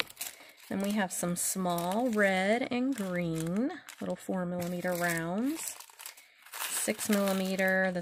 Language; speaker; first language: English; native; English